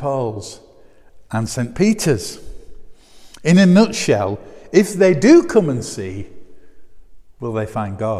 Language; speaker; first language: English; native; English